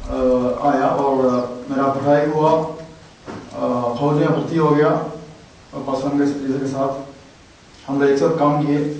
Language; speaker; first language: Hindi; non-native, local second language; Malayalam